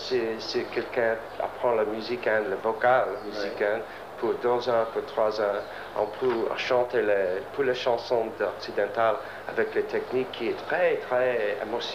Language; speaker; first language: French; non-native, learner; English